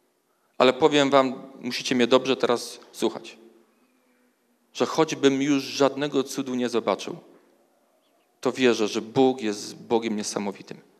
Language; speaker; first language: Polish; native; Polish